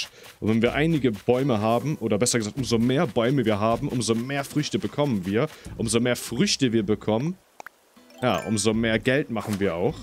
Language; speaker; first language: German; native; German